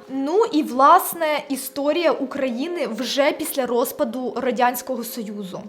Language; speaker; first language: Ukrainian; non-native, local second language; Russian